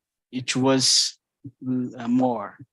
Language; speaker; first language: English; non-native, fluent; Portuguese